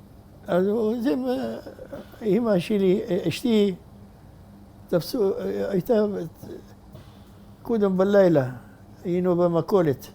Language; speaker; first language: Hebrew; non-native, fluent; Arabic